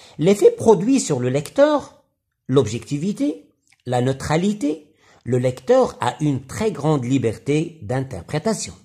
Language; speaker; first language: French; non-native, local second language; Arabic